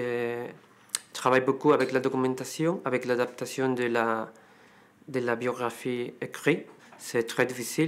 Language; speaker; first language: French; non-native, fluent; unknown